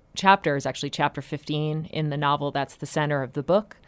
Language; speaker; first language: English; native; English